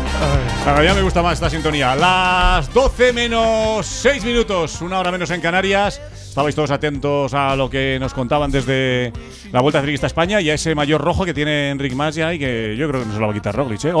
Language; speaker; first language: Spanish; native; Spanish